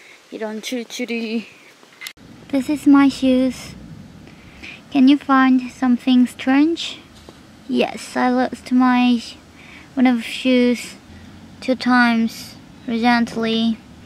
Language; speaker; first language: English; non-native, learner; Korean